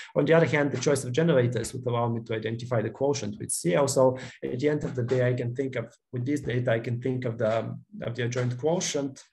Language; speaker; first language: English; non-native, fluent; Bulgarian